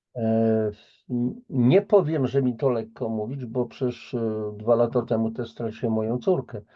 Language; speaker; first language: Polish; native; Polish